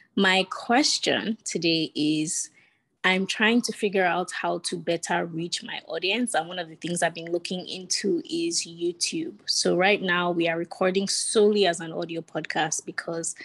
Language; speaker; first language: English; non-native, local second language; Yoruba